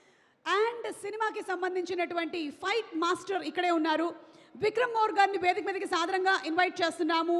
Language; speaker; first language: Telugu; native; Telugu